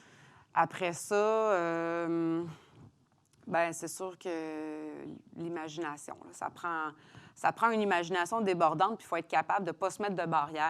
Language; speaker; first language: French; native; French